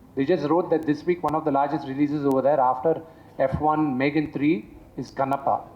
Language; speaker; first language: English; non-native, local second language; Telugu